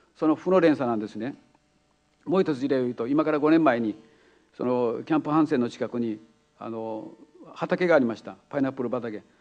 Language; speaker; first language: Japanese; native; Japanese